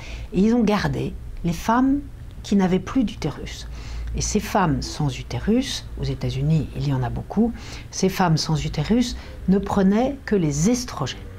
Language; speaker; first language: French; native; French